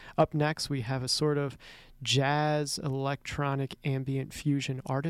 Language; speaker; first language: English; native; English